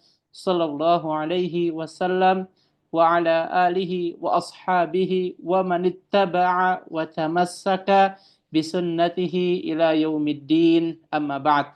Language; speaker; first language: Arabic; non-native, fluent; Indonesian